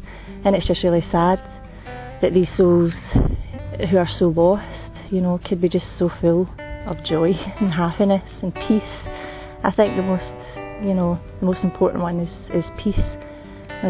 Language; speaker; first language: English; native; English